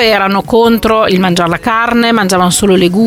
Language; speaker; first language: Italian; native; Italian